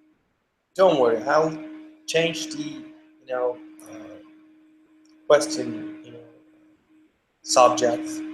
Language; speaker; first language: English; non-native, fluent; Turkish